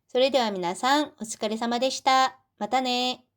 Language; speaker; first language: Japanese; non-native, fluent; Korean